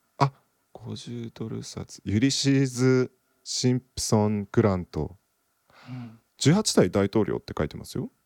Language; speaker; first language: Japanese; native; Japanese